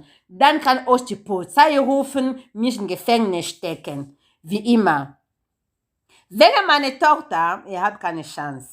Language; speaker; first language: German; non-native, learner; Lingala